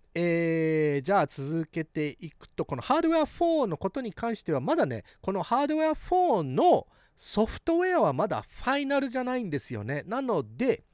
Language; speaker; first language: Japanese; early bilingual, heritage; Japanese